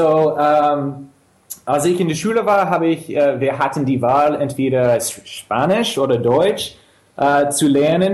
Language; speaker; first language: German; non-native, fluent; English